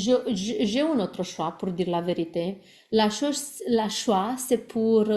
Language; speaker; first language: French; non-native, learner; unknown